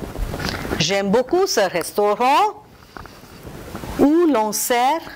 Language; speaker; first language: French; non-native, fluent; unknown